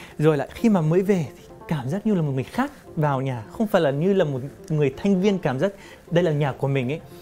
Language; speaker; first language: Vietnamese; non-native, fluent; Arabic